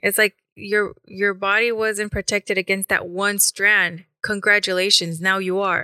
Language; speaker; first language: English; early bilingual, other home language; Spanish